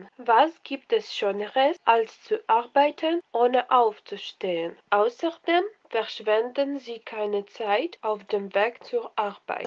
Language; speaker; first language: German; non-native, fluent; Russian